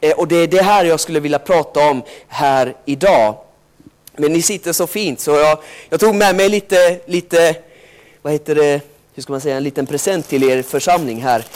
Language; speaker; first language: Swedish; early bilingual, other home language; Finnish